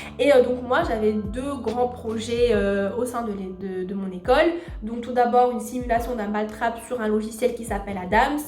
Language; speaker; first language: French; non-native, local second language; Arabic